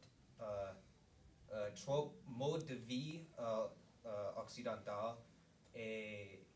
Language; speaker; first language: French; non-native, learner; English